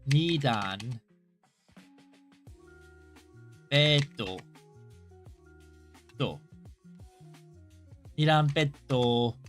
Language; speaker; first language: Japanese; non-native, learner; English